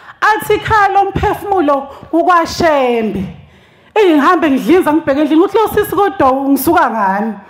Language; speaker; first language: Zulu; native; Zulu